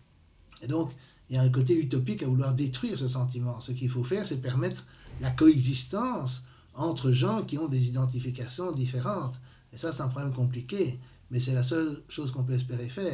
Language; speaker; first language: French; native; French